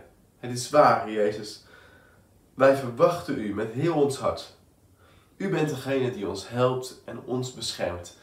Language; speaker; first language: Dutch; native; Dutch